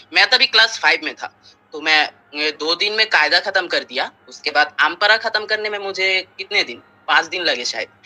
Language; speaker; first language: Hindi; non-native, fluent; Bangla